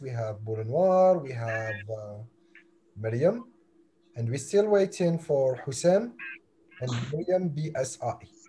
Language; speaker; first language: English; non-native, fluent; Arabic